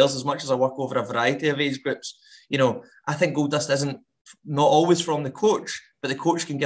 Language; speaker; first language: English; native; English